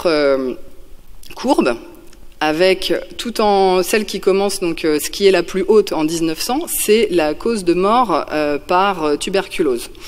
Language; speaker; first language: French; native; French